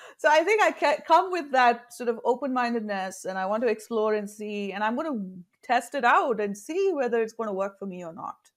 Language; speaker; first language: English; non-native, local second language; Tamil